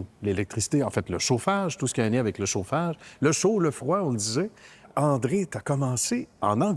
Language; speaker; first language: French; native; French